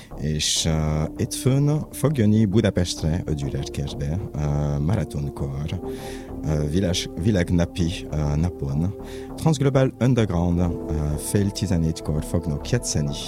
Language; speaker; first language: Hungarian; non-native, learner; French